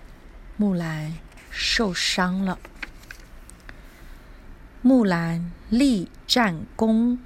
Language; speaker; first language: Chinese; non-native, learner; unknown